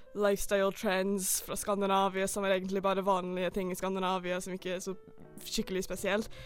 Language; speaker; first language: Norwegian; non-native, fluent; English